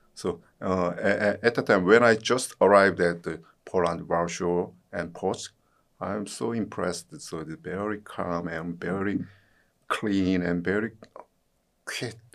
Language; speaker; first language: English; non-native, learner; Korean